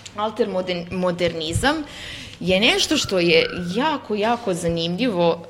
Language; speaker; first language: Serbian; native; Serbian